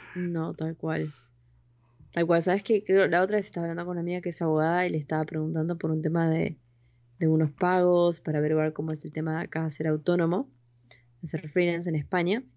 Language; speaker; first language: Spanish; native; Spanish